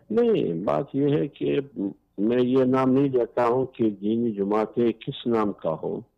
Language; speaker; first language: Urdu; non-native, local second language; Pashto